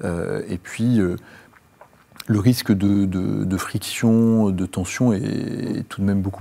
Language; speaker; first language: French; native; French